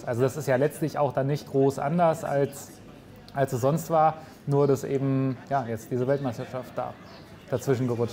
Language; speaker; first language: German; native; German